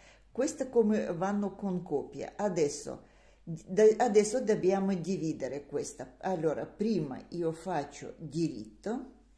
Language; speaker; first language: Italian; non-native, learner; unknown